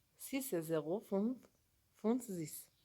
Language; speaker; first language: French; non-native, learner; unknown